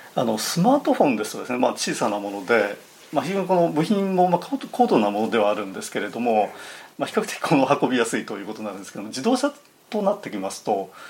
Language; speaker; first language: Japanese; native; Japanese